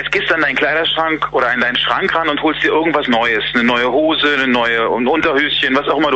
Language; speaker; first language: German; native; German